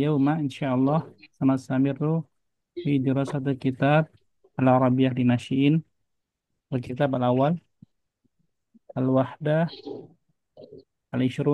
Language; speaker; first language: Arabic; non-native, fluent; Indonesian